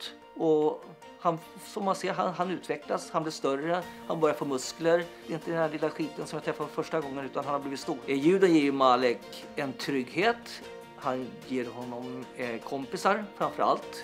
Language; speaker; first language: Swedish; native; Swedish